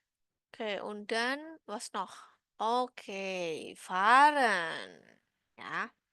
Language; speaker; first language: German; non-native, learner; Indonesian